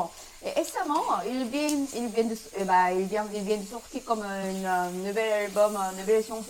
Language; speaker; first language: French; non-native, learner; Korean